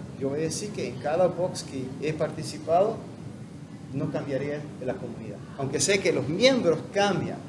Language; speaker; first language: Spanish; non-native, fluent; English